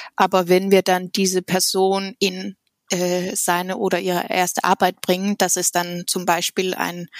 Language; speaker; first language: German; non-native, fluent; Danish